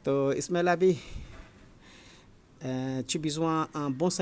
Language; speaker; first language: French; non-native, learner; Hindi